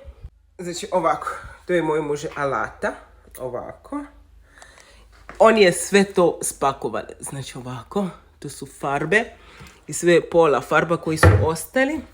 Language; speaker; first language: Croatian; non-native, learner; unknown